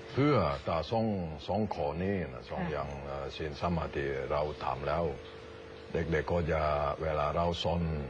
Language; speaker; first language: Thai; non-native, learner; Indonesian